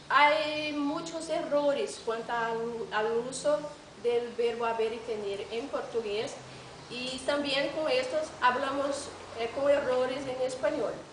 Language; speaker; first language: Spanish; non-native, learner; Portuguese